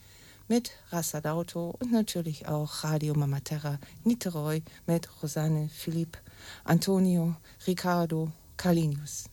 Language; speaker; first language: German; native; German